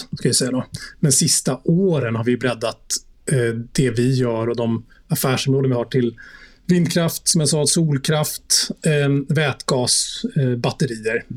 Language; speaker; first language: Swedish; native; Swedish